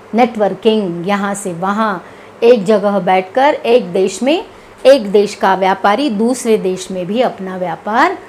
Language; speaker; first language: Hindi; non-native, local second language; Kannada